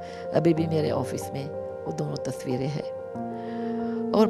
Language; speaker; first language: Hindi; non-native, local second language; Kannada